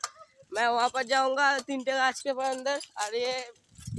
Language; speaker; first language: Hindi; non-native, local second language; Bangla